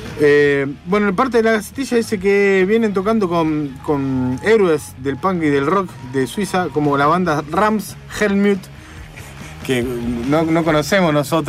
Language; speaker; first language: Spanish; native; Spanish